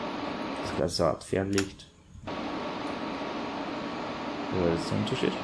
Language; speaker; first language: German; native; German